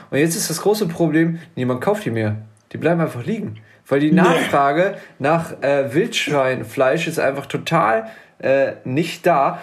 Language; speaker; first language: German; native; German